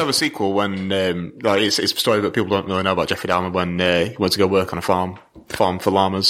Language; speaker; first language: English; native; English